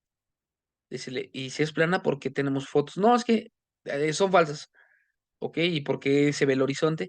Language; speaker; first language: Spanish; native; Spanish